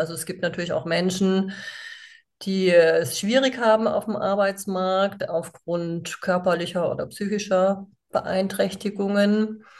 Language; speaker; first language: German; native; German